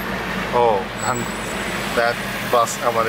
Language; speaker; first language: English; non-native, learner; Chinese